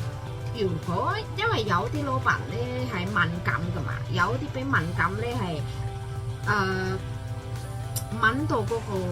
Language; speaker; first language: Cantonese; non-native, fluent; Indonesian